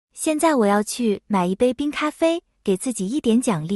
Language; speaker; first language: Chinese; non-native, fluent; Thai